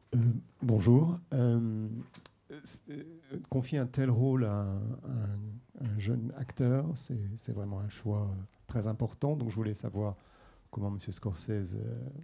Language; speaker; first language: English; native; English